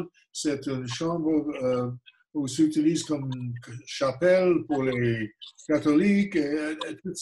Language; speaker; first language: French; non-native, fluent; English